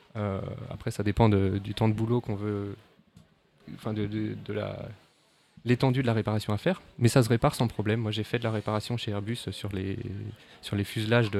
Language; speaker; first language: French; native; French